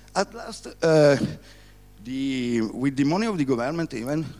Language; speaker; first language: English; non-native, learner; Italian